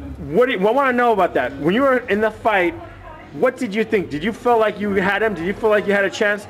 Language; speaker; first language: English; native; English